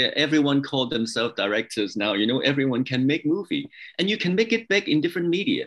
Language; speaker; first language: English; non-native, local second language; Cantonese